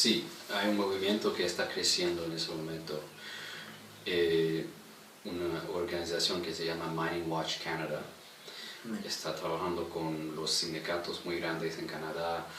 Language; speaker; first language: Spanish; non-native, fluent; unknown